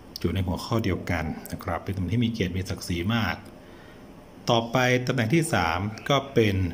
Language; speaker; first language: Thai; native; Thai